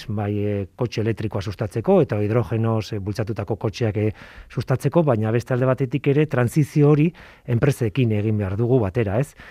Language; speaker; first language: Basque; non-native, local second language; Spanish